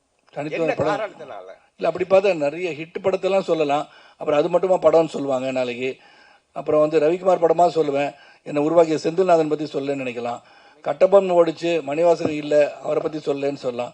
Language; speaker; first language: Tamil; native; Tamil